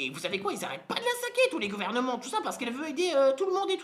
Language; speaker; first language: French; native; French